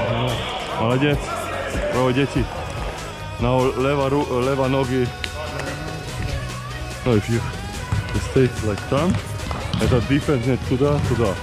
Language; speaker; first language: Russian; non-native, learner; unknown